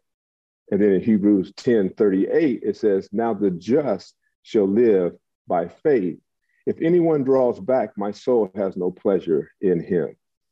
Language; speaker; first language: English; native; English